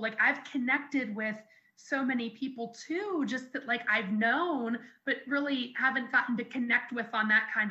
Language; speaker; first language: English; native; English